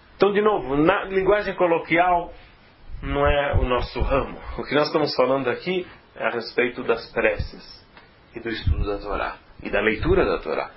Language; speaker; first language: Portuguese; native; Portuguese